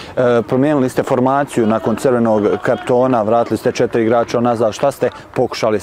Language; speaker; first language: Croatian; native; Croatian